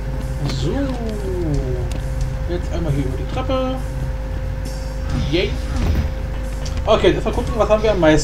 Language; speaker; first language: German; native; German